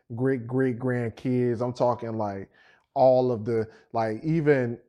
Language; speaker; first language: English; native; English